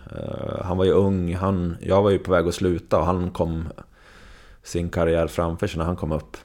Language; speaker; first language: Swedish; native; Swedish